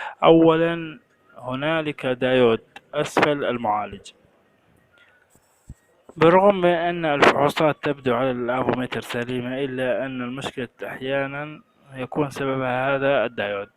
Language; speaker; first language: Arabic; native; Arabic